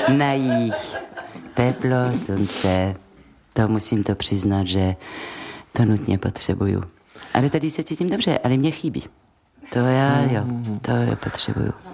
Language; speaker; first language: Czech; non-native, fluent; French